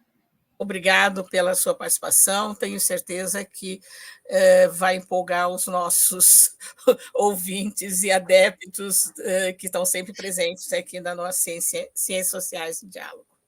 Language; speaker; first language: Portuguese; native; Portuguese